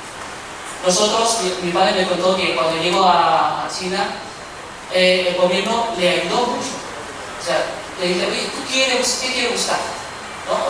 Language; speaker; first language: Spanish; early bilingual, other home language; Chinese